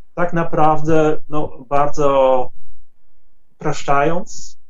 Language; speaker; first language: Polish; non-native, fluent; Dutch